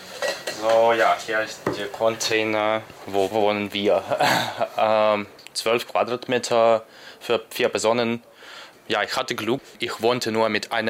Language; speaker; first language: German; non-native, learner; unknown